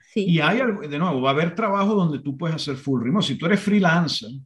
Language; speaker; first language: Spanish; native; Spanish